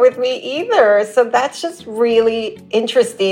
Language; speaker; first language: English; native; English